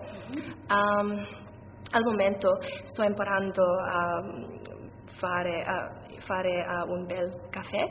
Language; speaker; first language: Italian; non-native, learner; English